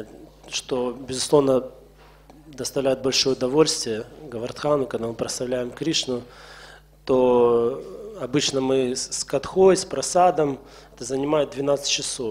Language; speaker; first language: Russian; native; Russian